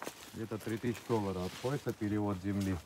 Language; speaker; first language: Russian; non-native, fluent; Georgian